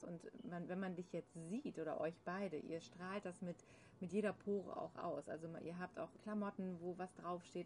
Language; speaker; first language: German; native; German